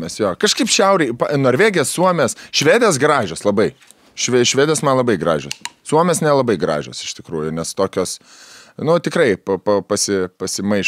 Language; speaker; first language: Lithuanian; native; Lithuanian